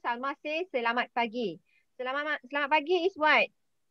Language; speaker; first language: Malay; native; Malay